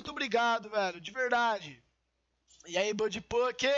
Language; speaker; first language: Portuguese; native; Portuguese